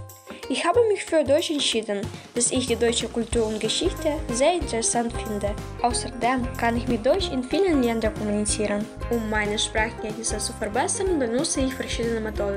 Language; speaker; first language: German; non-native, fluent; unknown